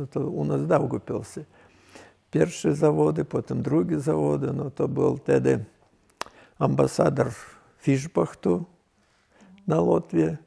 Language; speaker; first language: Polish; non-native, local second language; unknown